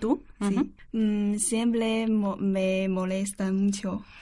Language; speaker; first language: Spanish; non-native, learner; Chinese